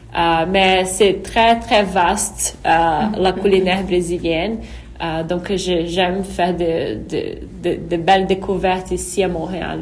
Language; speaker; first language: French; non-native, fluent; Portuguese